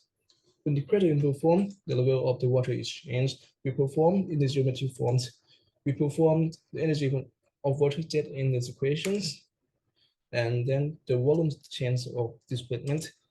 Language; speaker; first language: English; non-native, learner; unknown